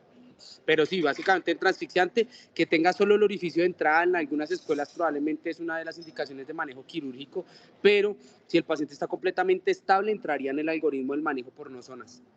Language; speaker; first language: Spanish; native; Spanish